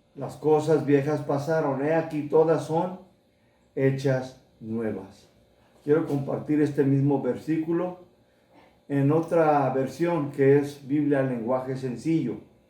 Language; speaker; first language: Spanish; early bilingual, heritage; Spanish